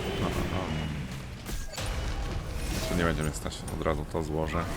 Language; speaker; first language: Polish; native; Polish